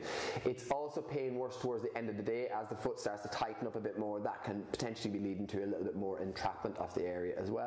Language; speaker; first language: English; native; English